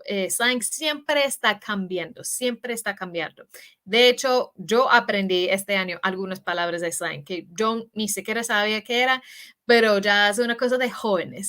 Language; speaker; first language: Spanish; non-native, fluent; English